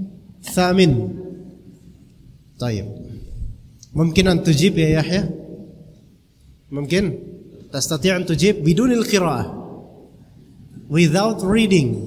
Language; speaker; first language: Arabic; non-native, fluent; Indonesian